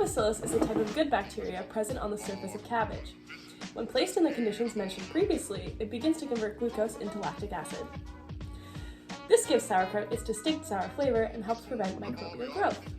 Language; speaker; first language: English; native; English